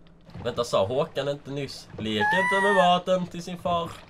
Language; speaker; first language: Swedish; native; Swedish